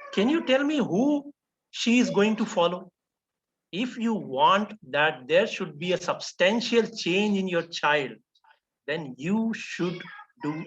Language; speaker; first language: English; non-native, local second language; Marathi